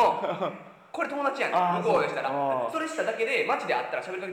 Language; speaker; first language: Japanese; native; Japanese